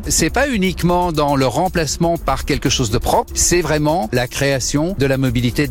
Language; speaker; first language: French; native; French